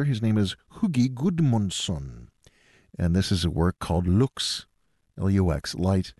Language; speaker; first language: English; native; English